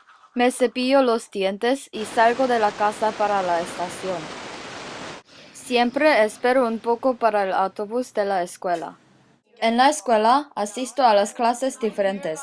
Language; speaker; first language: Spanish; non-native, learner; English